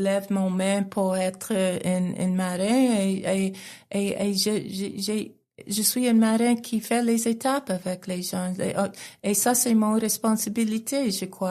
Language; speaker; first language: French; non-native, local second language; English